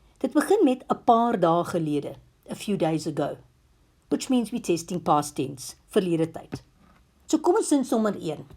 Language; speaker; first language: Afrikaans; non-native, local second language; English